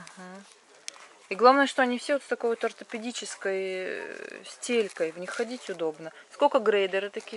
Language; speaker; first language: Russian; native; Russian